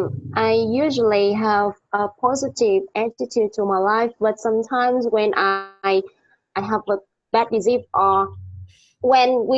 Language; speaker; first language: English; non-native, learner; Vietnamese